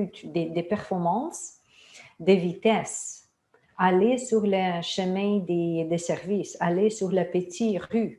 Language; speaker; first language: French; non-native, fluent; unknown